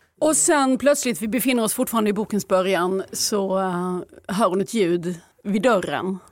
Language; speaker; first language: Swedish; native; Swedish